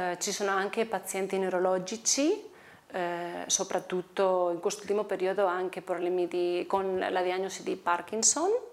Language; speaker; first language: Italian; non-native, fluent; Spanish